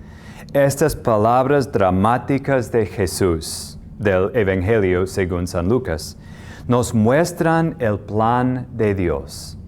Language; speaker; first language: Spanish; non-native, fluent; English